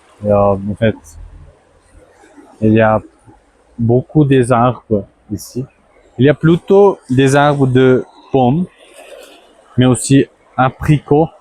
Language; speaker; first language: French; non-native, learner; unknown